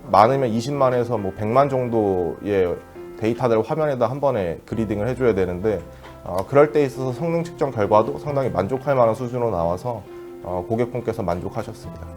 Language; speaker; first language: Korean; native; Korean